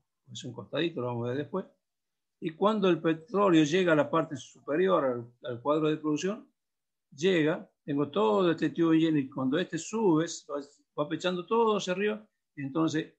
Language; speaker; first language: Spanish; native; Spanish